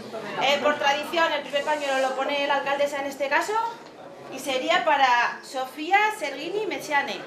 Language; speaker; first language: Spanish; native; Spanish